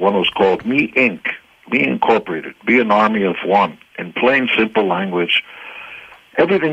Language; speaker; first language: English; non-native, fluent; Hebrew